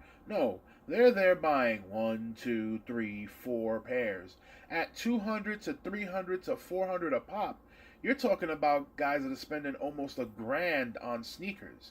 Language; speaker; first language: English; native; English